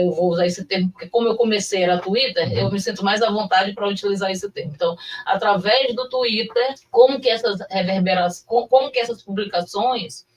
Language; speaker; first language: Portuguese; native; Portuguese